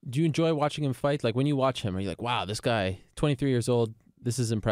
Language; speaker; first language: English; native; English